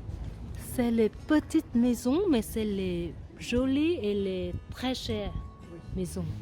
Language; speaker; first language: French; non-native, learner; Vietnamese